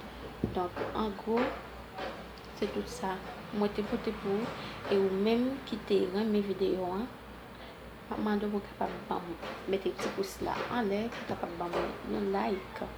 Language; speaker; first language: French; non-native, local second language; Haitian Creole